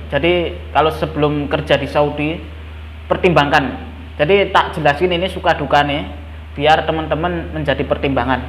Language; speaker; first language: Indonesian; non-native, local second language; Javanese